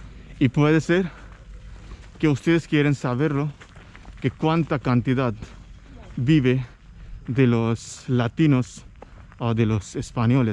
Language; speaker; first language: Spanish; non-native, fluent; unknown